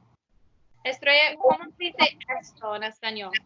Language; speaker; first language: Spanish; non-native, learner; English